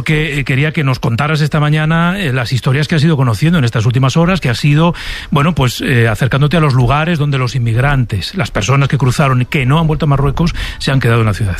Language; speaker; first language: Spanish; native; Spanish